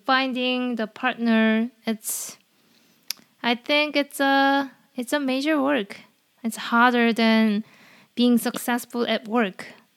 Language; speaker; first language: English; non-native, fluent; Korean